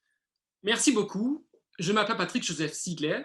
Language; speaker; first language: French; non-native, fluent; German